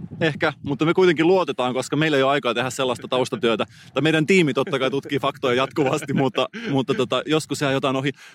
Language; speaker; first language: Finnish; native; Finnish